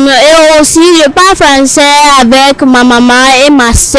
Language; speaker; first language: French; non-native, learner; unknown